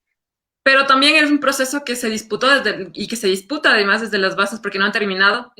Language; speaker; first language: Spanish; native; Spanish